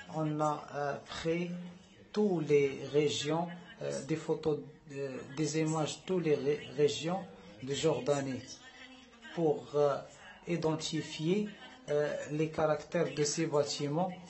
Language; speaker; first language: French; non-native, learner; Arabic